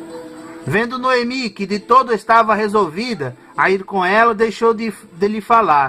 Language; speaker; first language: Portuguese; native; Portuguese